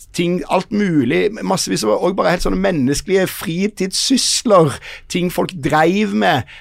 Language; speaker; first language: Norwegian; native; Norwegian